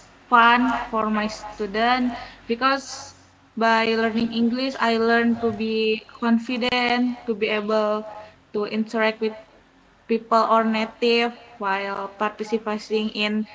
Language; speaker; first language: English; non-native, learner; Indonesian